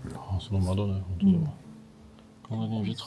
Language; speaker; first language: Japanese; non-native, learner; French